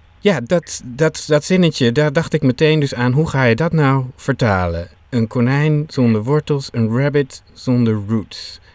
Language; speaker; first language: Dutch; native; Dutch